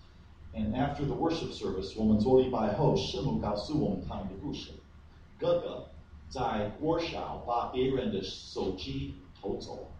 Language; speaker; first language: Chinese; non-native, fluent; English